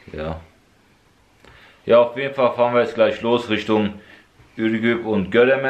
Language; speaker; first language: German; early bilingual, other home language; Turkish